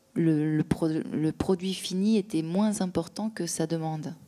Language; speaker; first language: French; native; French